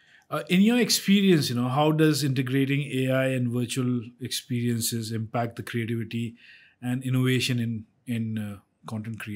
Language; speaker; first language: English; non-native, local second language; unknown